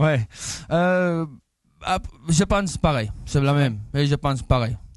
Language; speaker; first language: French; non-native, learner; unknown